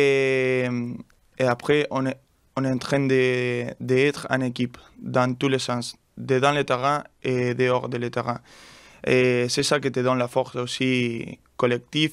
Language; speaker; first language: French; non-native, learner; Spanish